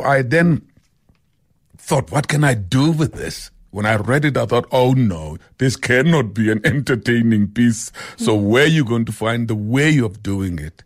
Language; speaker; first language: English; non-native, local second language; Xhosa